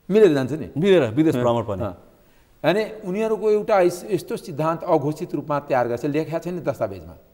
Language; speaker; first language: Nepali; non-native, local second language; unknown